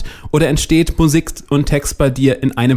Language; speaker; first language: German; native; German